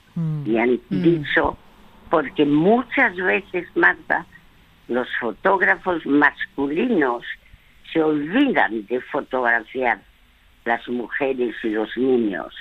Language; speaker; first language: Spanish; early bilingual, other home language; French